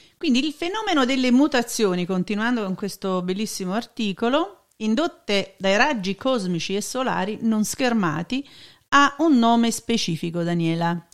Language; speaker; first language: Italian; native; Italian